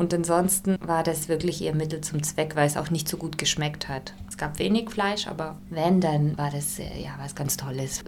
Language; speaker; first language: German; non-native, fluent; Russian